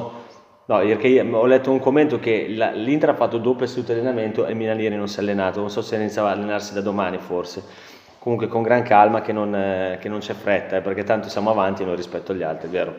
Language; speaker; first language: Italian; native; Italian